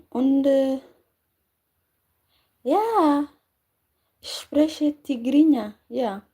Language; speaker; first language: German; non-native, learner; Tigrinya